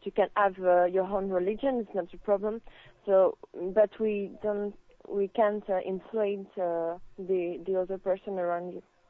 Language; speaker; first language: English; non-native, learner; French